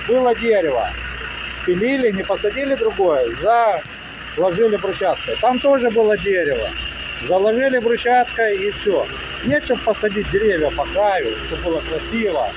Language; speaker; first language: Russian; native; Russian